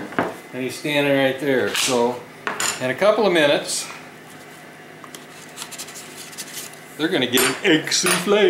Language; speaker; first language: English; native; English